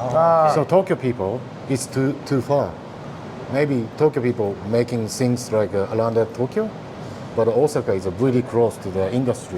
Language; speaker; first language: English; non-native, learner; Japanese